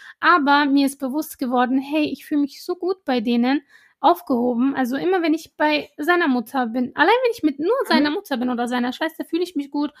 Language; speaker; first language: German; early bilingual, other home language; Arabic